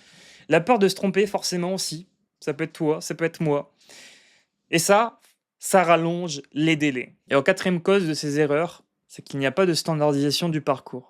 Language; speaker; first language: French; native; French